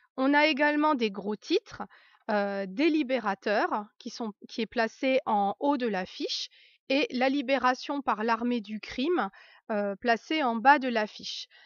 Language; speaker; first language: French; native; French